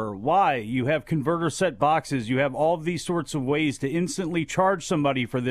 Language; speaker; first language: English; native; English